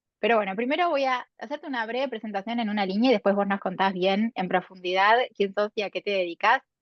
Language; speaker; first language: Spanish; native; Spanish